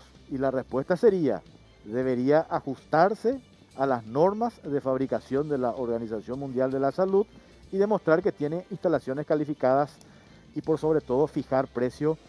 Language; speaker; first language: Spanish; native; Spanish